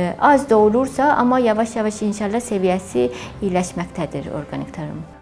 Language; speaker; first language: Turkish; non-native, fluent; Azerbaijani